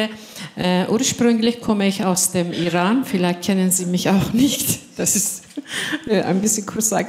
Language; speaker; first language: German; non-native, fluent; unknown